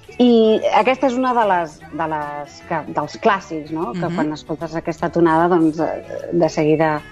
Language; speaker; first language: Catalan; native; Catalan